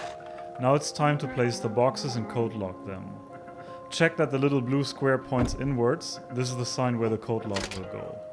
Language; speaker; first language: English; non-native, fluent; German